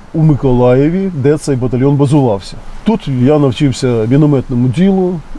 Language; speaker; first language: Ukrainian; native; Ukrainian